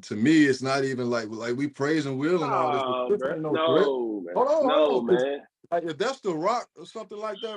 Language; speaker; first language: English; native; English